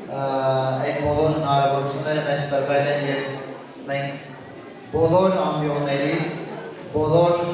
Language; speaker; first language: Armenian; non-native, local second language; Assyrian Neo-Aramaic